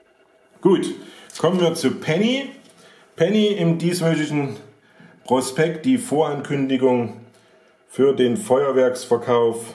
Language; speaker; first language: German; native; German